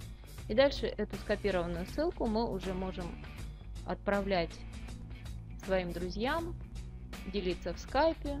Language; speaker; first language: Russian; native; Russian